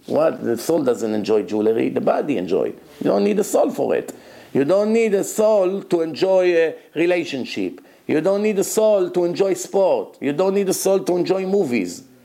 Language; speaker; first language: English; non-native, fluent; Hebrew